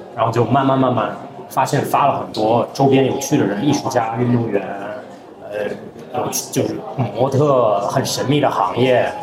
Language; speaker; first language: Chinese; early bilingual, heritage; Chinese